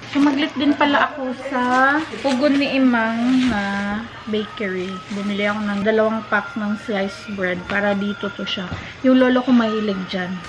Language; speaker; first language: Filipino; non-native, local second language; Cebuano